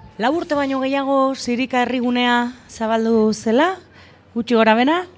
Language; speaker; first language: Basque; native; Basque